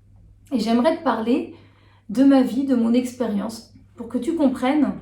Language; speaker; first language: French; native; French